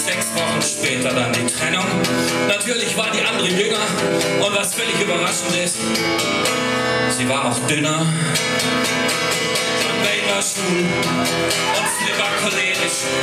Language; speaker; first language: German; native; German